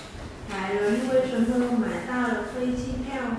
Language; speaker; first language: Chinese; non-native, learner; Vietnamese